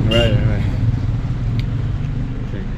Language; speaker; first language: English; non-native, learner; Korean